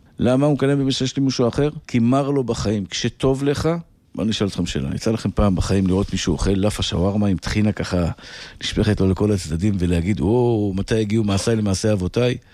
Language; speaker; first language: Hebrew; native; Hebrew